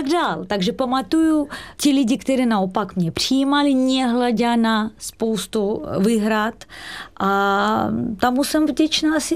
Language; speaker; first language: Czech; non-native, fluent; Russian